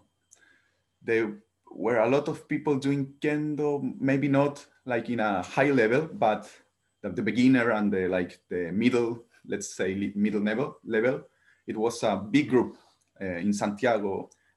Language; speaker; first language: English; non-native, learner; Spanish